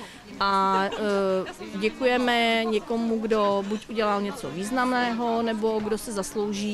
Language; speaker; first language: Czech; native; Czech